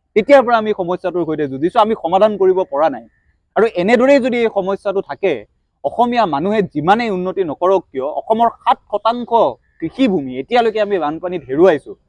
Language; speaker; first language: Assamese; native; Assamese